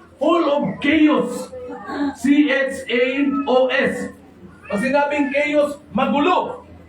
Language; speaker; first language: Filipino; non-native, local second language; Cebuano